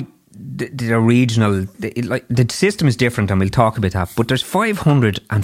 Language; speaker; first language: English; native; English